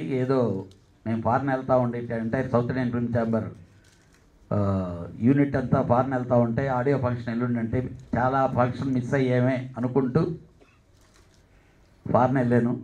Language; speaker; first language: Telugu; native; Telugu